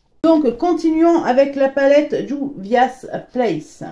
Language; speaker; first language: French; native; French